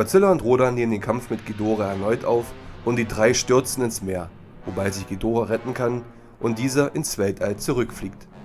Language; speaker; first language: German; native; German